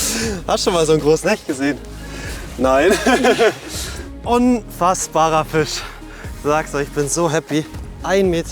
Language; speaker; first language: German; native; German